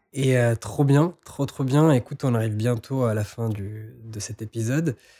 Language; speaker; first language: French; native; French